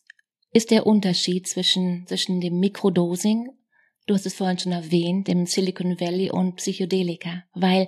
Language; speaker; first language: German; native; German